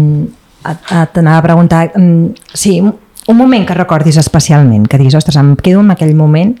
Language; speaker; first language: Catalan; native; Catalan